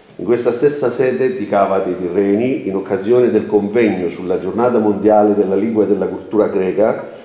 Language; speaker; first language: Italian; non-native, fluent; Greek